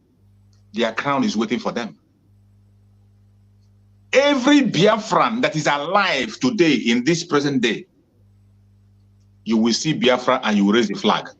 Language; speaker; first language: English; non-native, local second language; Igbo